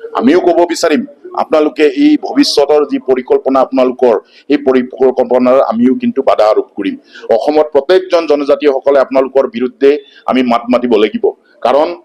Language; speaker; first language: Assamese; non-native, local second language; Mising